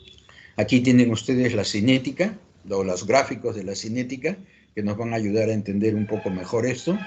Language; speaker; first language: Spanish; native; Spanish